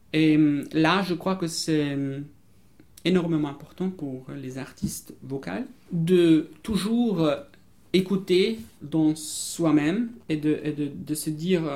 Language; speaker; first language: French; non-native, fluent; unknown